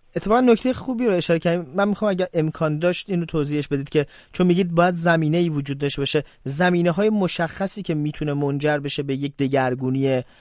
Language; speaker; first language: Persian; native; Persian